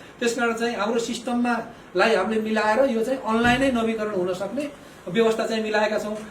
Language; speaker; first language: Nepali; native; Nepali